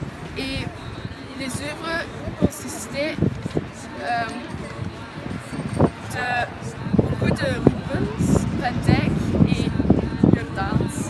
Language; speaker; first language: French; non-native, learner; Dutch